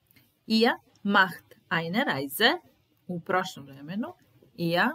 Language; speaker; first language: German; non-native, fluent; Serbian